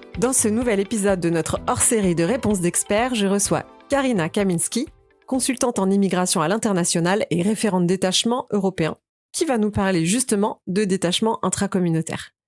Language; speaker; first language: French; native; French